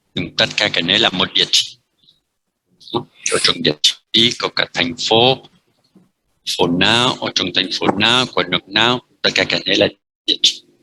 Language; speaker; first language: Vietnamese; non-native, fluent; French